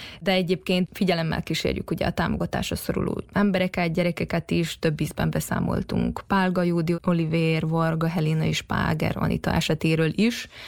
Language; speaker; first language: Hungarian; native; Hungarian